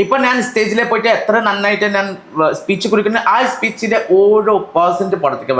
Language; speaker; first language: Malayalam; non-native, fluent; Assamese